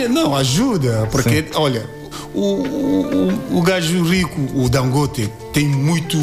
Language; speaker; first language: Portuguese; non-native, learner; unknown